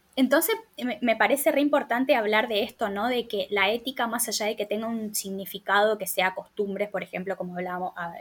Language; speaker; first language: Spanish; native; Spanish